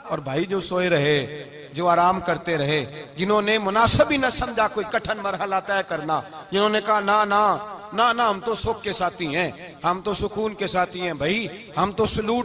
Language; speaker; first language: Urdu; non-native, local second language; Punjabi